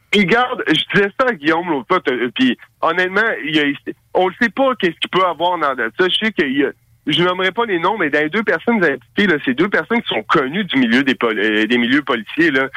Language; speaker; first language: French; native; French